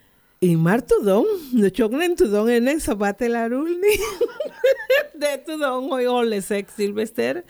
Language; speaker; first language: Hungarian; non-native, learner; Spanish